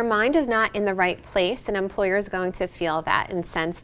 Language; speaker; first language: English; native; English